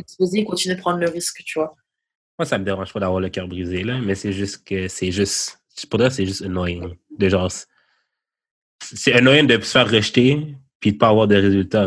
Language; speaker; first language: French; native; French